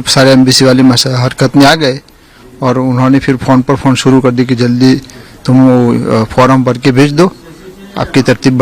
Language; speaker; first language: Hindi; native; Hindi